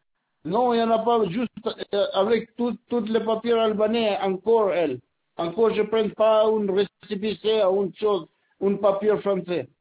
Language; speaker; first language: French; non-native, learner; Albanian